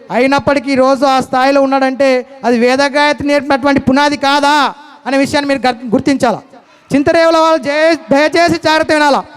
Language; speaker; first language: Telugu; native; Telugu